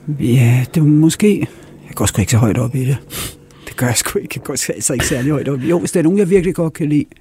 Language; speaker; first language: Danish; native; Danish